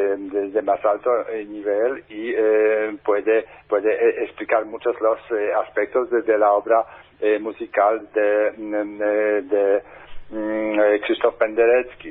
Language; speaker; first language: Spanish; non-native, fluent; Polish